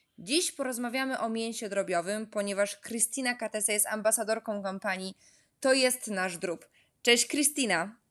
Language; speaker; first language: Polish; native; Polish